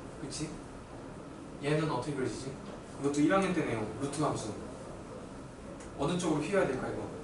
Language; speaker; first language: Korean; native; Korean